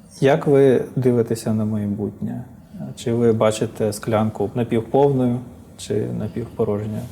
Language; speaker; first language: Ukrainian; native; Ukrainian